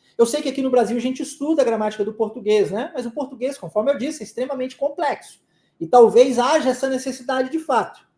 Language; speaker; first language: Portuguese; non-native, fluent; English